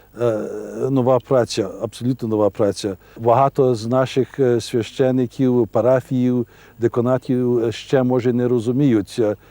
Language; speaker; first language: Ukrainian; early bilingual, heritage; Ukrainian